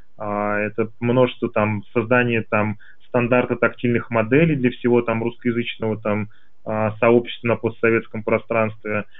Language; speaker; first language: Russian; native; Russian